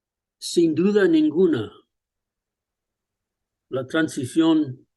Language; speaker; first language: Spanish; early bilingual, other home language; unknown